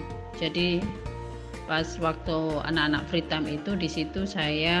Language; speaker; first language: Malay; non-native, local second language; Javanese